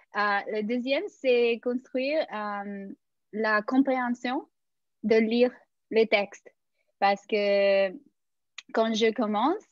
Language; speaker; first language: French; non-native, fluent; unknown